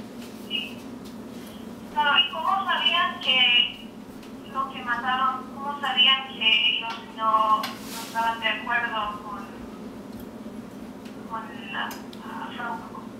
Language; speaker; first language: Spanish; non-native, learner; English